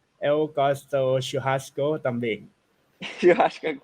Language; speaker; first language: Portuguese; non-native, learner; Thai